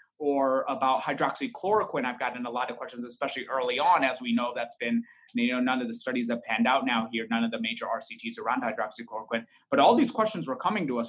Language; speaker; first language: English; native; English